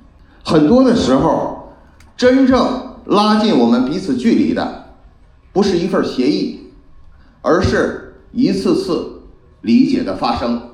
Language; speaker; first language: Chinese; native; Chinese